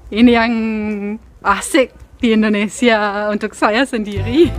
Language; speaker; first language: Indonesian; non-native, fluent; German